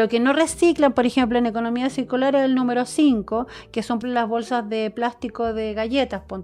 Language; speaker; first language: Spanish; native; Spanish